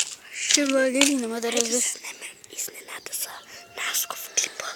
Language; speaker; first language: Bulgarian; native; Bulgarian